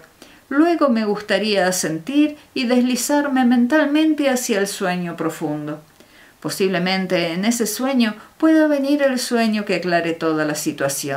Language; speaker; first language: Spanish; native; Spanish